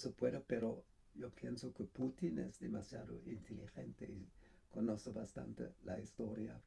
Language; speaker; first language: Spanish; non-native, fluent; German